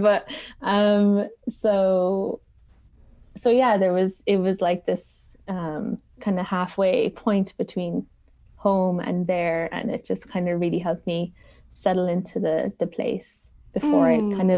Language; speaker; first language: English; native; English